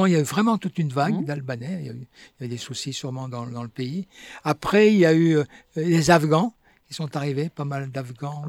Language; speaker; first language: French; native; French